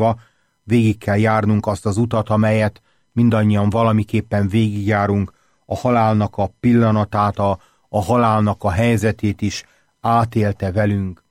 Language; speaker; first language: Hungarian; native; Hungarian